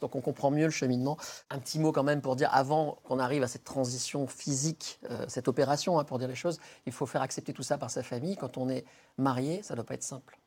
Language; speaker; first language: French; native; French